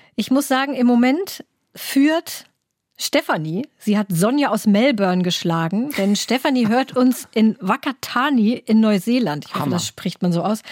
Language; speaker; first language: German; native; German